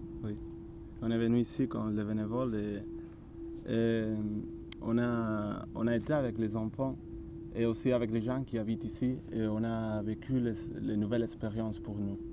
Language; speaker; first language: French; non-native, learner; Spanish